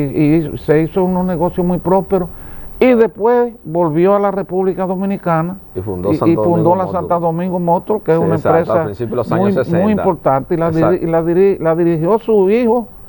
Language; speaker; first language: Spanish; native; Spanish